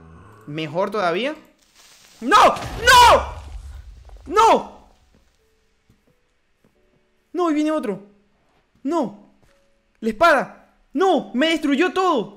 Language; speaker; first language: Spanish; native; Spanish